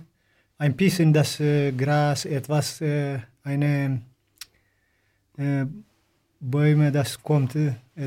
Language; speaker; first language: German; non-native, learner; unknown